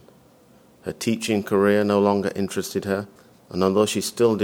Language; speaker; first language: English; native; English